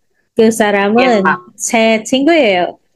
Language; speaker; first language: Korean; non-native, fluent; Filipino